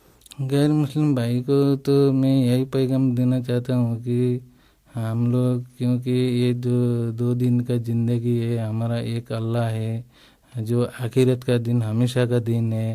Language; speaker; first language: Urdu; non-native, learner; Nepali